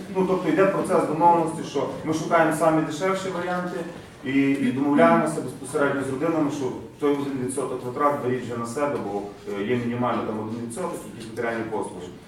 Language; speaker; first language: Ukrainian; native; Ukrainian